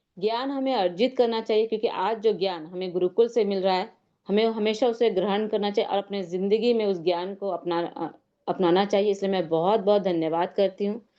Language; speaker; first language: Hindi; native; Hindi